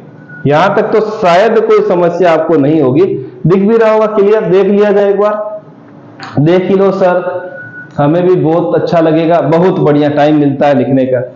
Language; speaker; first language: Hindi; native; Hindi